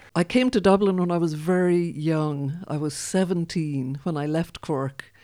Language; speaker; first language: English; non-native, local second language; Irish